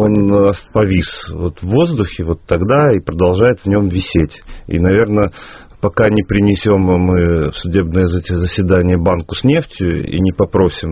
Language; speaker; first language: Russian; native; Russian